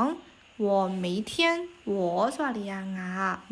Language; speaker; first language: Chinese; non-native, fluent; Burmese